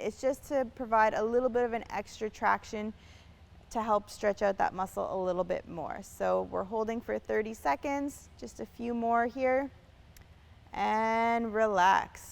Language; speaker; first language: English; native; English